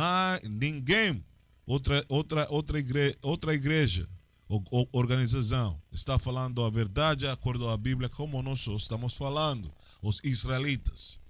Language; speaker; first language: Portuguese; non-native, learner; Spanish